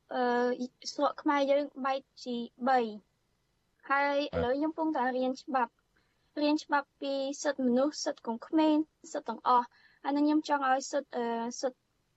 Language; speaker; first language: Khmer; early bilingual, heritage; Khmer